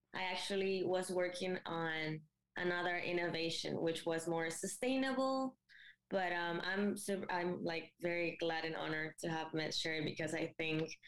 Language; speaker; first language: English; non-native, fluent; Spanish